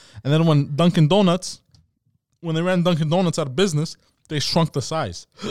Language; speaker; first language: English; early bilingual, other home language; Greek